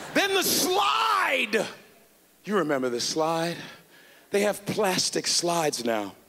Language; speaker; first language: English; native; English